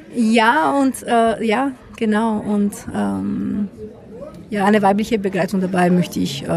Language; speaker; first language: German; non-native, fluent; Italian